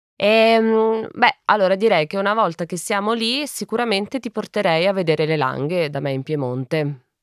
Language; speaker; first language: Italian; native; Italian